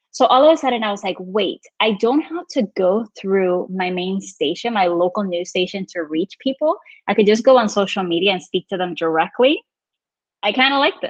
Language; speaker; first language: English; non-native, fluent; Spanish